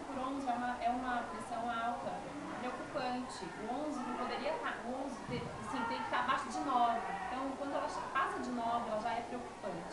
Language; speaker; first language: Portuguese; native; Portuguese